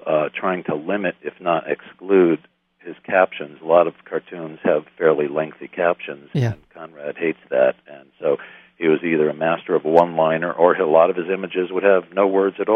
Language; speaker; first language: English; native; English